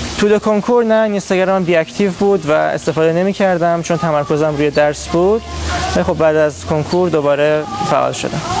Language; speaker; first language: Persian; non-native, local second language; Azerbaijani